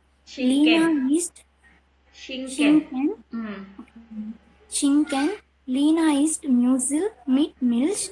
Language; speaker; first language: German; non-native, learner; Tamil